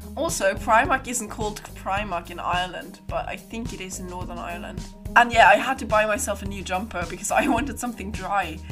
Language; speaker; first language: English; non-native, fluent; German